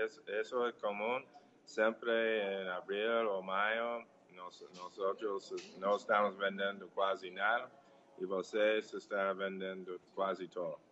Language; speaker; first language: Portuguese; non-native, learner; English